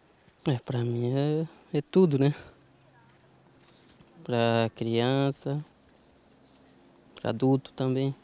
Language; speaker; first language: Portuguese; non-native, local second language; Guarani